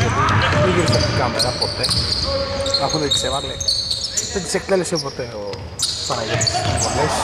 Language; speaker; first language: Greek; native; Greek